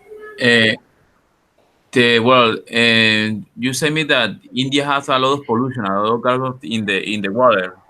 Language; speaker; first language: English; non-native, learner; Spanish